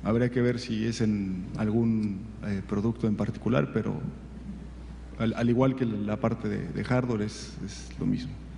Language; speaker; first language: Spanish; native; Spanish